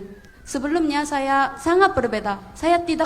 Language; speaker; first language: Indonesian; non-native, fluent; Korean